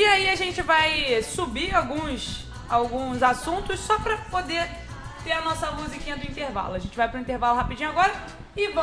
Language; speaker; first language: Portuguese; native; Portuguese